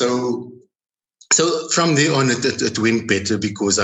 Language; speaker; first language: English; non-native, local second language; Afrikaans